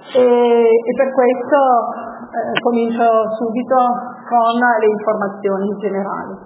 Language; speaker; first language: Italian; non-native, fluent; French